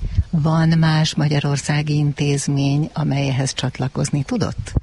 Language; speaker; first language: Hungarian; native; Hungarian